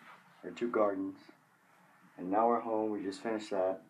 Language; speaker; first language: English; native; English